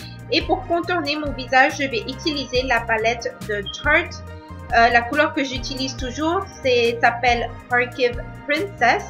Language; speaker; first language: French; non-native, fluent; Spanish